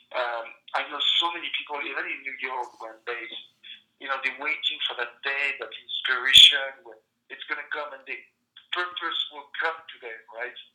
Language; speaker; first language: English; non-native, fluent; French